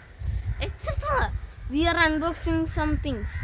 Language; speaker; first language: English; non-native, learner; Malayalam